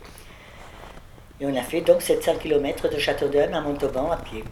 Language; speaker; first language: French; early bilingual, other home language; Spanish